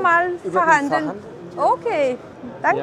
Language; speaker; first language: German; non-native, learner; Danish